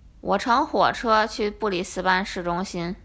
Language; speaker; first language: Chinese; non-native, learner; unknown